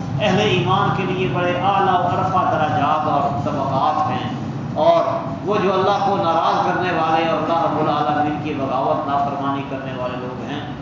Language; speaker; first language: Urdu; non-native, local second language; Punjabi